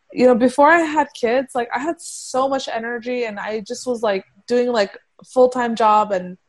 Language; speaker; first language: English; early bilingual, heritage; Persian